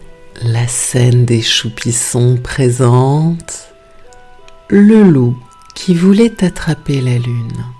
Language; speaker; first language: French; native; French